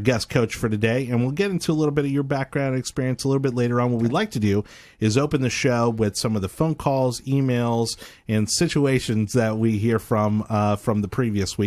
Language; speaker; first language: English; native; English